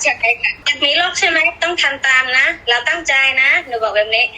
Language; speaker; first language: Thai; non-native, fluent; Burmese